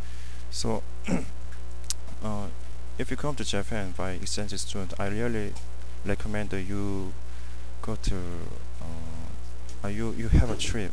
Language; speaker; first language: English; non-native, learner; Korean